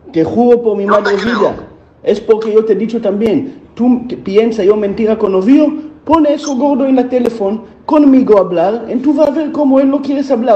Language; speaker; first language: Spanish; non-native, learner; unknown